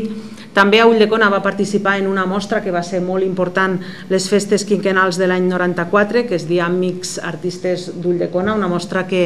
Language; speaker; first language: Catalan; native; Catalan